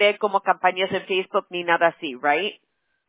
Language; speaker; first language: Spanish; early bilingual, heritage; Spanish